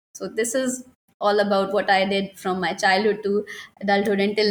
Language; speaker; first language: English; non-native, local second language; Urdu